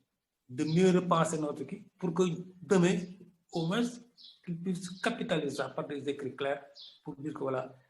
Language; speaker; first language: French; non-native, local second language; Wolof